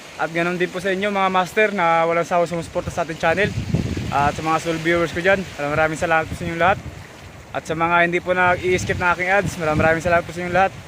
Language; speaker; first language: Filipino; non-native, local second language; Cebuano